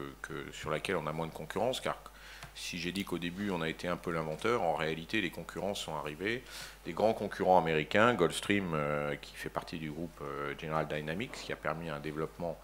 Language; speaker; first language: French; native; French